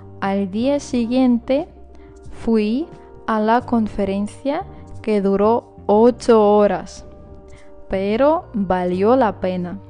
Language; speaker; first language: Spanish; non-native, fluent; Russian